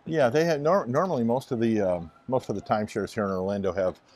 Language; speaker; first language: English; native; English